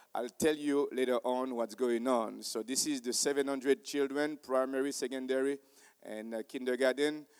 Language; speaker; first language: English; non-native, fluent; Haitian Creole